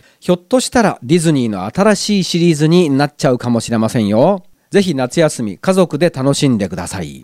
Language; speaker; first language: Japanese; native; Japanese